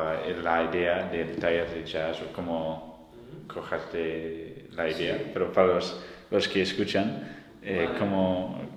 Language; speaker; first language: Spanish; non-native, learner; English